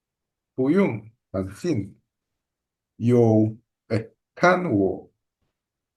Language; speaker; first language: Chinese; non-native, learner; Indonesian